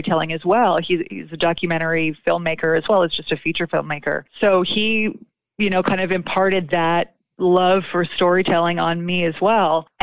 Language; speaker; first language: English; native; English